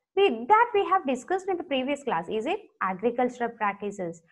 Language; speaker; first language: English; non-native, local second language; Malayalam